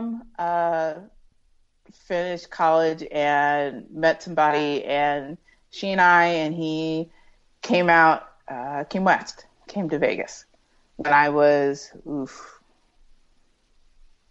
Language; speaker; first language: English; native; English